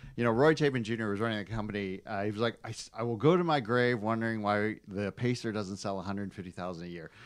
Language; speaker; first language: English; native; English